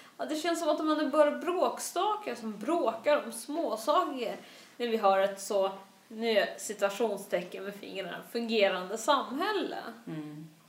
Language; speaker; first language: Swedish; early bilingual, other home language; Russian